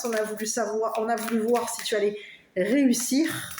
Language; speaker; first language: French; native; French